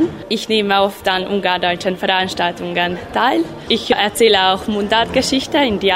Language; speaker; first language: German; non-native, local second language; Hungarian